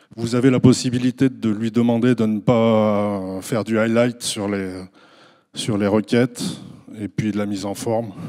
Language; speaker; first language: French; native; French